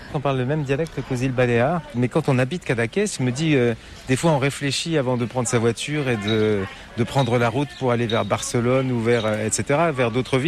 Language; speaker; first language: French; native; French